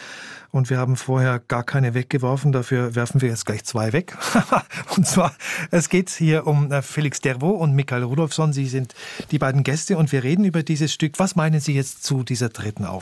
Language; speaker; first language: German; native; German